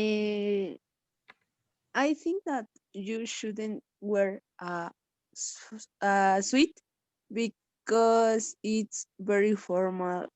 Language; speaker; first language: English; non-native, fluent; Spanish